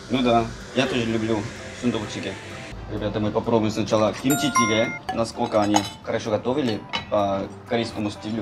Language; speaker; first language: Russian; non-native, fluent; Korean